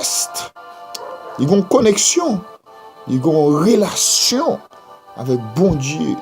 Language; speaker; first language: French; non-native, local second language; Haitian Creole